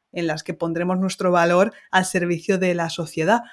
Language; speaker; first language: Spanish; native; Spanish